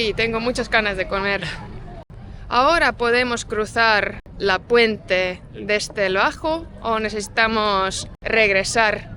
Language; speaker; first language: Spanish; non-native, fluent; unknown